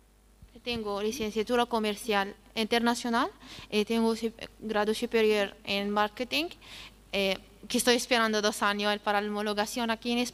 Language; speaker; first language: Spanish; non-native, learner; Arabic